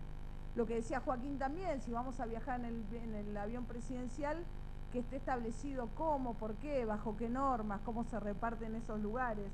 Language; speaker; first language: Spanish; native; Spanish